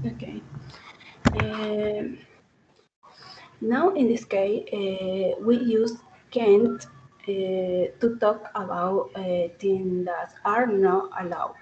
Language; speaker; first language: English; non-native, learner; Spanish